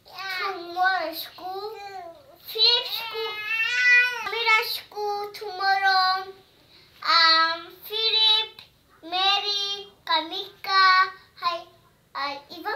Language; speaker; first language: English; non-native, learner; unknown